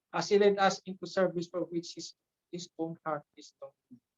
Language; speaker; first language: English; non-native, local second language; Filipino